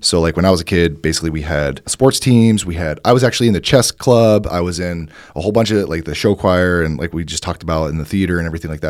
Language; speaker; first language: English; native; English